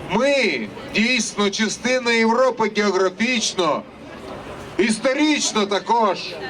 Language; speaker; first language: Ukrainian; non-native, local second language; Russian